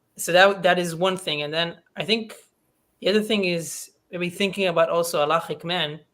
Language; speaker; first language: English; native; English